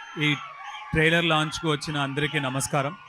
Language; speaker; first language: Telugu; non-native, learner; Tamil